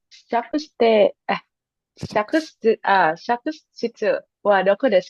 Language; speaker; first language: Japanese; non-native, learner; Indonesian